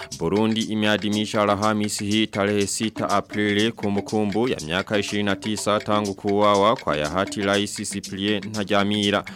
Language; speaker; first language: Swahili; non-native, local second language; Rundi